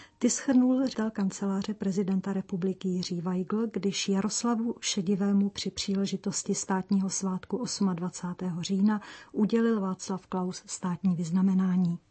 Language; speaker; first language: Czech; native; Czech